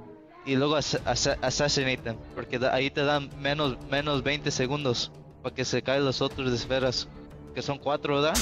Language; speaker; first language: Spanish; early bilingual, heritage; English